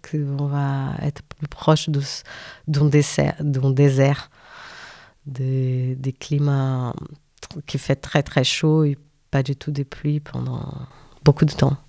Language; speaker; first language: French; non-native, fluent; Portuguese